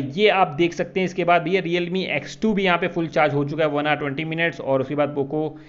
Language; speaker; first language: Hindi; native; Hindi